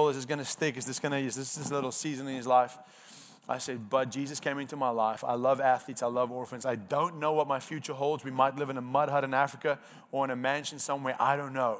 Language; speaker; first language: English; non-native, local second language; Afrikaans